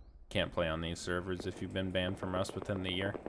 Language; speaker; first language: English; native; English